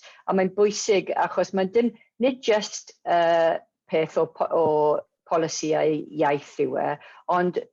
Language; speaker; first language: Welsh; non-native, local second language; English